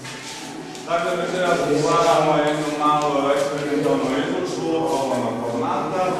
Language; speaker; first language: Croatian; native; Croatian